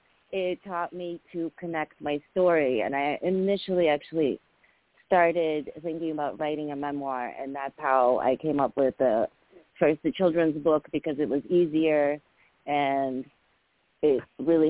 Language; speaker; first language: English; early bilingual, other home language; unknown